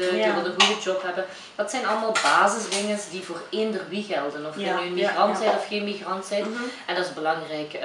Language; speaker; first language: Dutch; early bilingual, other home language; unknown